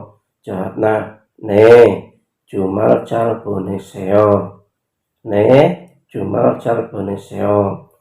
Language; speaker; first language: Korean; non-native, fluent; Indonesian